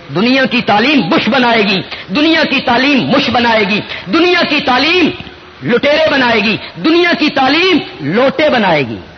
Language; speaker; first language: Urdu; non-native, local second language; Punjabi